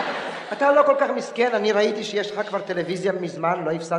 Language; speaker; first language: Hebrew; native; Hebrew